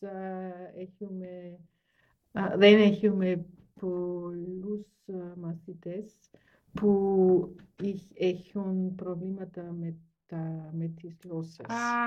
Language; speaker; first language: Greek; non-native, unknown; German